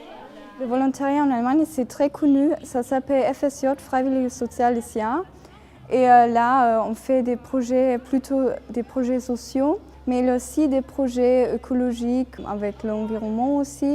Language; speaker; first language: French; non-native, fluent; German